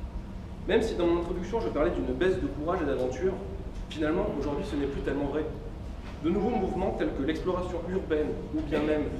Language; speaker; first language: French; native; French